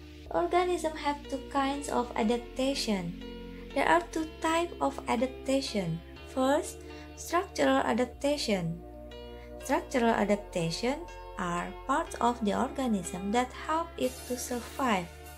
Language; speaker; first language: English; non-native, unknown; Indonesian